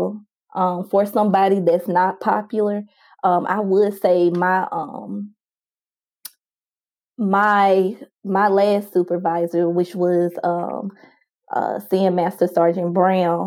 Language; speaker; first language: English; native; English